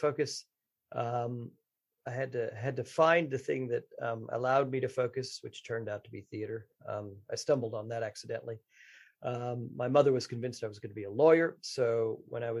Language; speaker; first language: English; native; English